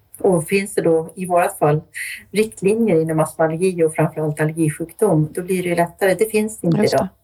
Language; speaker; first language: Swedish; native; Swedish